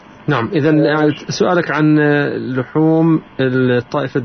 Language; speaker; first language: Arabic; native; Arabic